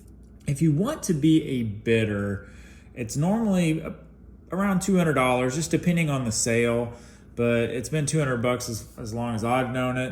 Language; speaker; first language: English; native; English